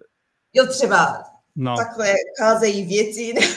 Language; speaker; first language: Czech; non-native, learner; Japanese